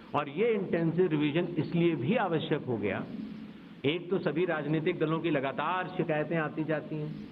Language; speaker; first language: Hindi; native; Hindi